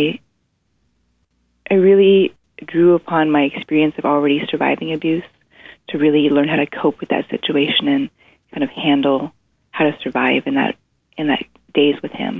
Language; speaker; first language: English; native; English